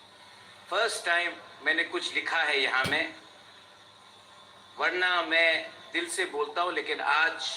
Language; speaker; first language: Hindi; non-native, local second language; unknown